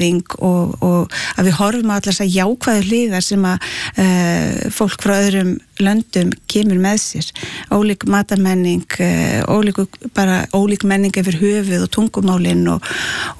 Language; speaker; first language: Icelandic; native; Icelandic